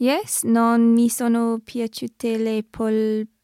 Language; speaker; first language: Italian; non-native, learner; English